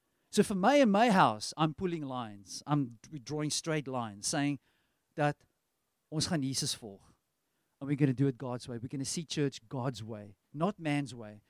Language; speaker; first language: English; non-native, local second language; Afrikaans